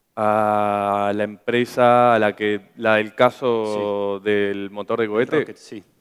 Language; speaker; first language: Spanish; native; Spanish